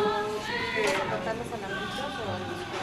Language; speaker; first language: Spanish; native; Spanish